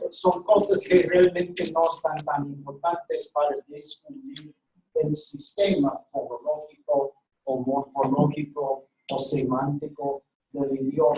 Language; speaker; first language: Spanish; non-native, fluent; English